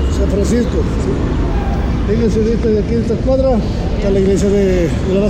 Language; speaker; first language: Spanish; native; Spanish